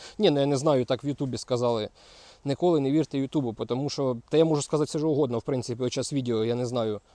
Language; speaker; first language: Ukrainian; non-native, local second language; Russian